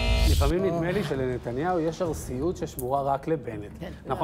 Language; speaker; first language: Hebrew; native; Hebrew